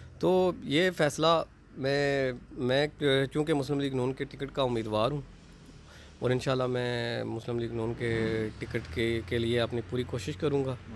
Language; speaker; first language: Urdu; non-native, local second language; Pahari-Potwari